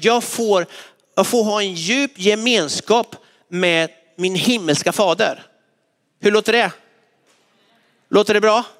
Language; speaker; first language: Swedish; non-native, fluent; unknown